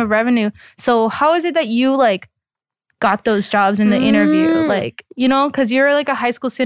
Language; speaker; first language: English; native; English